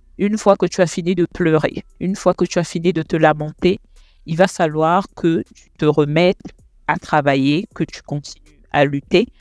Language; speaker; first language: French; non-native, local second language; Lingala